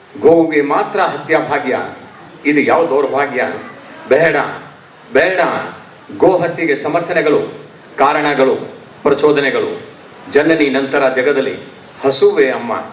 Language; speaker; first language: Kannada; non-native, local second language; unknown